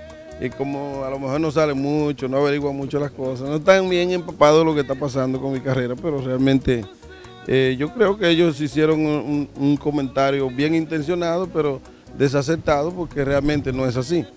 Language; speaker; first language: Spanish; native; Spanish